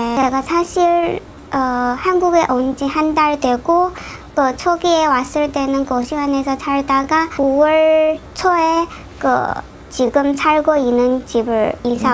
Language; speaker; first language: Korean; non-native, learner; Chinese